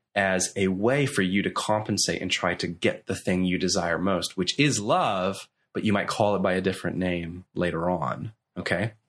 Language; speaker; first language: English; native; English